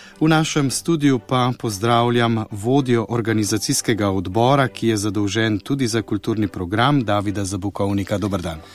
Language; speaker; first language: Slovenian; native; Slovenian